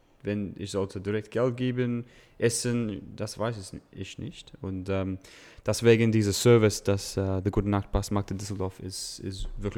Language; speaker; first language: German; non-native, learner; English